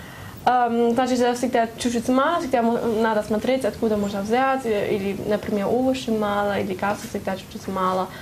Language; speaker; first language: Russian; non-native, learner; German